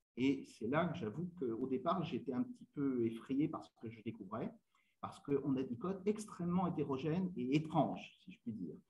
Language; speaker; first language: French; native; French